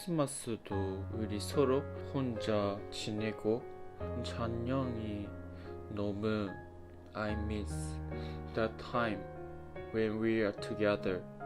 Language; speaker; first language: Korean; non-native, fluent; Japanese